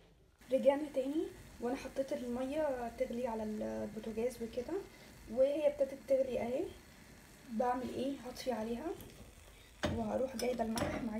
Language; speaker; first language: Arabic; native; Arabic